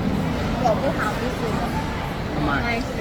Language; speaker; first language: Chinese; non-native, learner; Mongolian